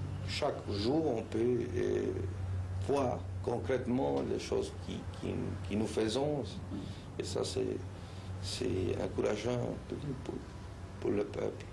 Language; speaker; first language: French; non-native, fluent; Spanish